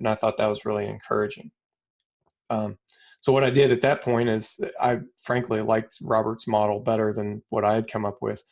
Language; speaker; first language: English; native; English